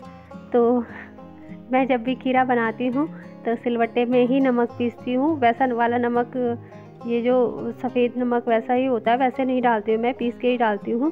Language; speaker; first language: Hindi; non-native, local second language; Garhwali